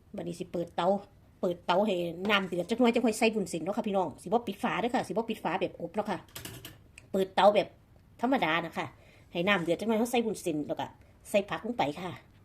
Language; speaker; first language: Thai; native; Thai